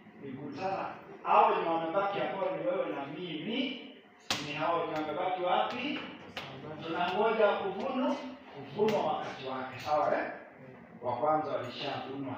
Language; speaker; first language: Swahili; non-native, local second language; Kalenjin